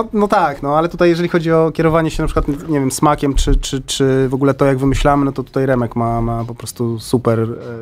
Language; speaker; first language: Polish; native; Polish